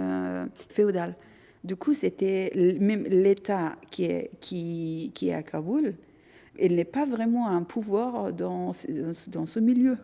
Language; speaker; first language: French; non-native, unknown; Persian